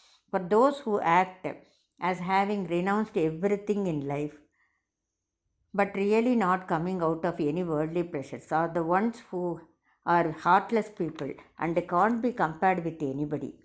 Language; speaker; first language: English; non-native, local second language; Tamil